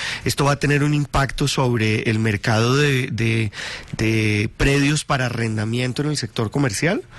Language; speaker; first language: Spanish; native; Spanish